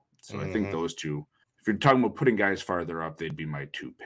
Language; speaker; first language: English; native; English